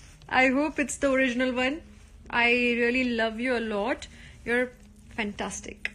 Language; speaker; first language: English; non-native, local second language; Hindi